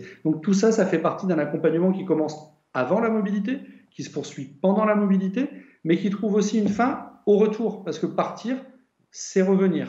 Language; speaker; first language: French; native; French